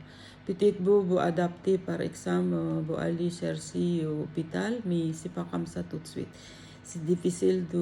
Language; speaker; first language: French; non-native, learner; Filipino